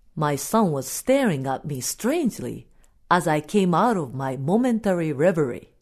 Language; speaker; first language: English; non-native, fluent; Japanese